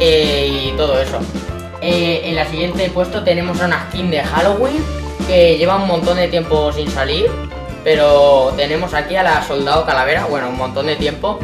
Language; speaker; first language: Spanish; native; Spanish